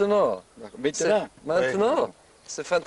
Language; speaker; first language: French; non-native, learner; English